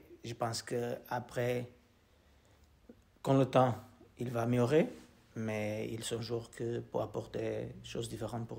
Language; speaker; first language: French; non-native, learner; Portuguese